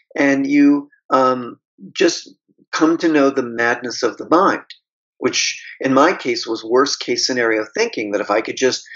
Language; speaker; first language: English; native; English